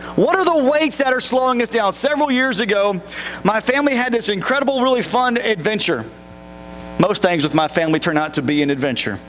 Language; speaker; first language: English; native; English